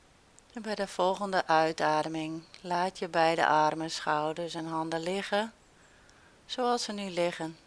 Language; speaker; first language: Dutch; native; Dutch